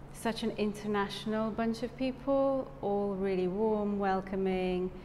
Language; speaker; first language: English; native; English